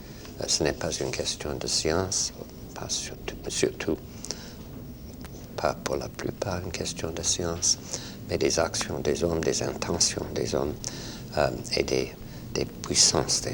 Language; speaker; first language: French; non-native, fluent; English